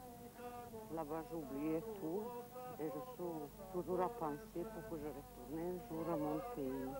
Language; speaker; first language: French; non-native, learner; Serbian